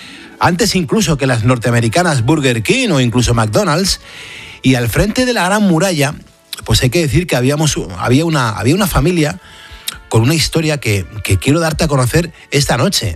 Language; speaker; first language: Spanish; native; Spanish